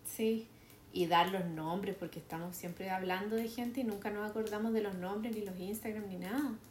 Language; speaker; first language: Spanish; native; Spanish